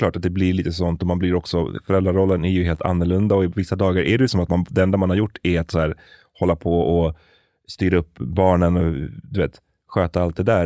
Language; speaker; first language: Swedish; native; Swedish